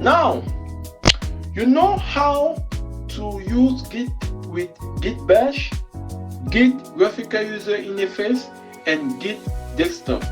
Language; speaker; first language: English; non-native, fluent; French